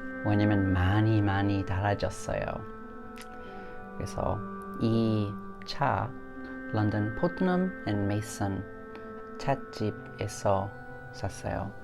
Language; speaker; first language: Korean; non-native, learner; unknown